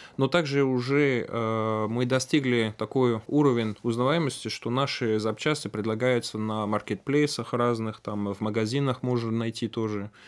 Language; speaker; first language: Russian; non-native, fluent; French